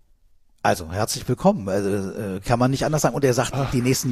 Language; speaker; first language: German; native; German